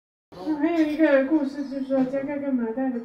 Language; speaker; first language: Chinese; native; Chinese